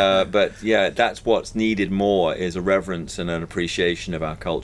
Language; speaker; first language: English; native; English